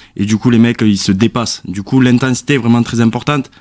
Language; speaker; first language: French; native; French